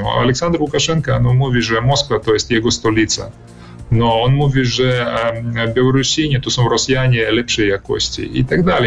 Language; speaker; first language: Polish; early bilingual, heritage; Polish